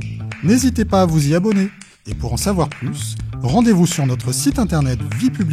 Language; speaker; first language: French; native; French